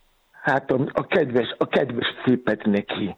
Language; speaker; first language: Hungarian; non-native, learner; Yoruba